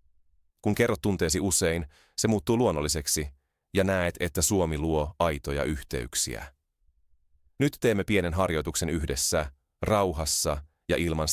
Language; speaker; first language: Finnish; non-native, fluent; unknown